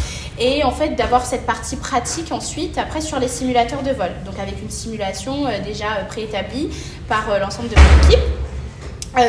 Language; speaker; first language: French; native; French